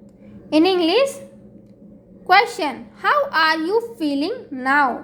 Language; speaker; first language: English; non-native, local second language; Hindi